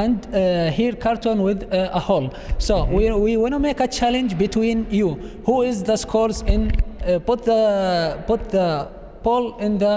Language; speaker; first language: English; non-native, learner; Arabic